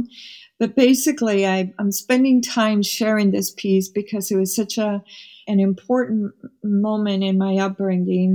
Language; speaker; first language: English; early bilingual, other home language; Spanish